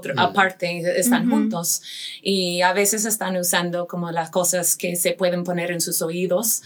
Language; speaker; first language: Spanish; non-native, fluent; English